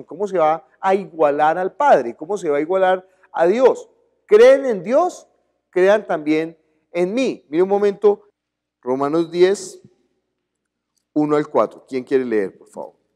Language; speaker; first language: Spanish; native; Spanish